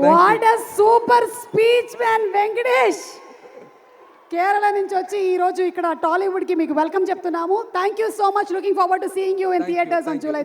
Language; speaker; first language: Telugu; native; Telugu